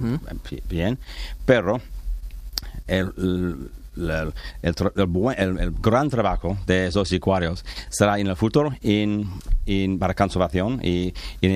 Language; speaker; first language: Spanish; non-native, learner; English